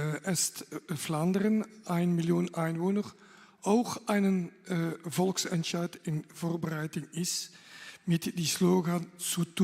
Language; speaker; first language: German; non-native, learner; Dutch